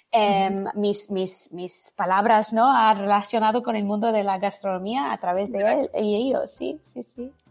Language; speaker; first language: Spanish; non-native, fluent; English